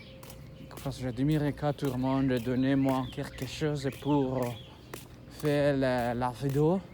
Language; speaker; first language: French; non-native, learner; Kinyarwanda